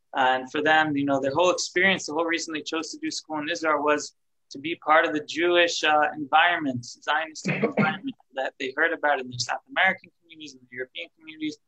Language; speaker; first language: English; native; English